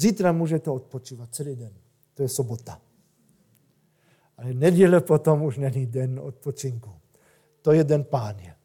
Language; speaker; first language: Czech; non-native, fluent; German